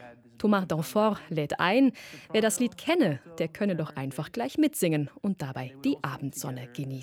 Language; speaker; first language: German; native; German